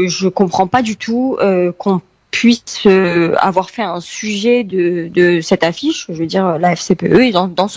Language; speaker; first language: French; early bilingual, heritage; French